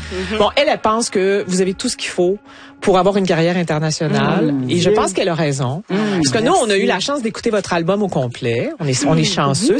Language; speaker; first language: French; native; French